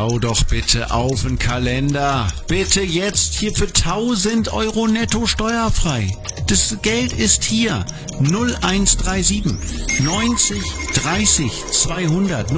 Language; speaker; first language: German; native; German